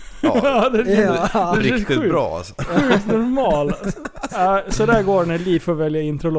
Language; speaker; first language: Swedish; native; Swedish